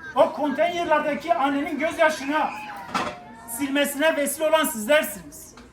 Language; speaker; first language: Turkish; non-native, local second language; Kurdish